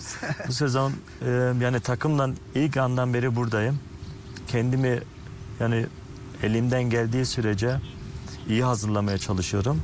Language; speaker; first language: Turkish; early bilingual, heritage; Turkish